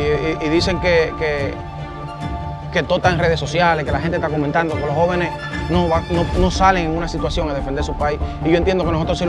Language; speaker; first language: Spanish; native; Spanish